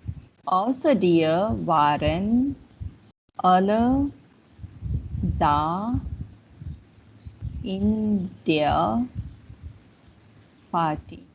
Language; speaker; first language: German; non-native, fluent; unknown